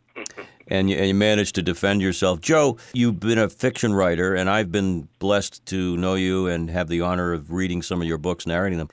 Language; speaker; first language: English; native; English